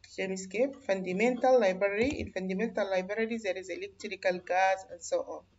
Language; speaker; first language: English; non-native, fluent; Arabic